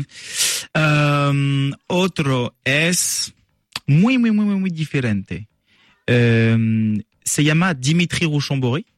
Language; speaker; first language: Spanish; non-native, learner; French